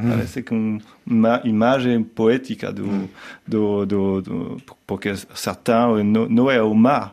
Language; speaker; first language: Portuguese; non-native, learner; French